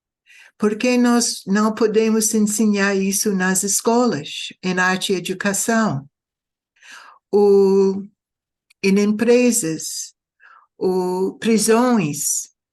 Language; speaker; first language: Portuguese; non-native, fluent; English